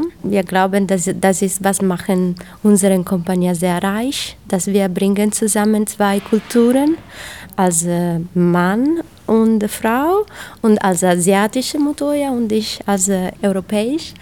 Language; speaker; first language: German; non-native, learner; Italian